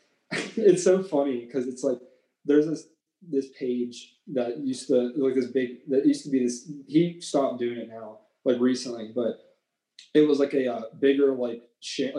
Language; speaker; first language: English; native; English